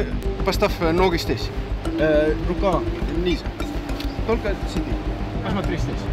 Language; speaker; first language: Russian; non-native, local second language; Estonian